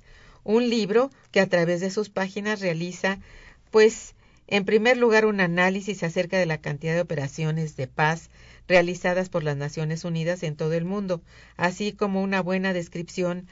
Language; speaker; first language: Spanish; native; Spanish